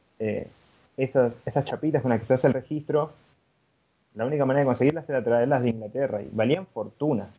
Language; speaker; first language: Spanish; native; Spanish